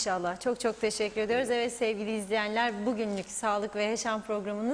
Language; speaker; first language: Turkish; native; Turkish